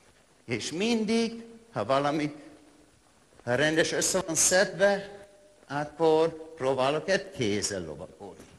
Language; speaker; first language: Hungarian; non-native, learner; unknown